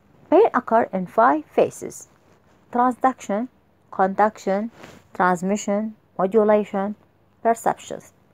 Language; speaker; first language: English; non-native, fluent; Arabic